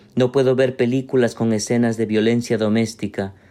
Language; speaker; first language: Spanish; native; Spanish